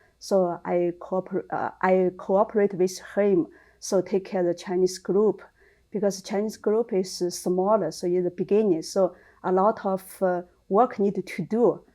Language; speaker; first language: English; non-native, learner; Chinese